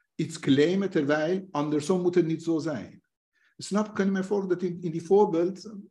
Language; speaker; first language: Dutch; non-native, fluent; Persian